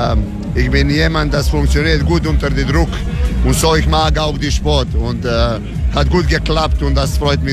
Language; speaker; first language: German; non-native, learner; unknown